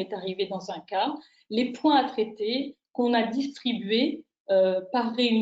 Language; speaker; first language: French; native; French